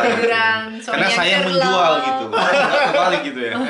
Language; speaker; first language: Indonesian; native; Indonesian